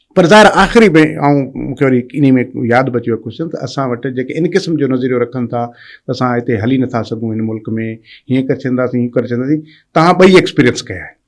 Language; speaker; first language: Sindhi; native; Sindhi